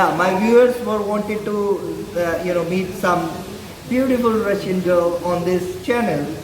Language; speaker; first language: English; non-native, fluent; Hindi